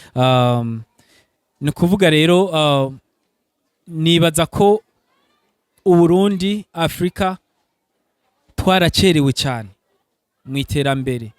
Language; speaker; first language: Rundi; early bilingual, heritage; Rundi